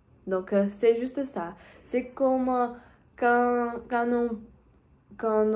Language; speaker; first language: French; non-native, learner; Portuguese